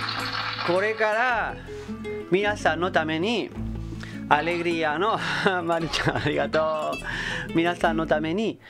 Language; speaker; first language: Japanese; non-native, fluent; Spanish